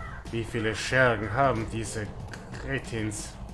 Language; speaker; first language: German; native; German